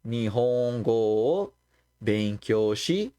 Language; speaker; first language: Japanese; non-native, learner; Portuguese